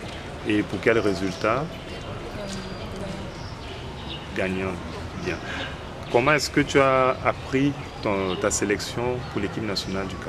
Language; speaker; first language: French; native; French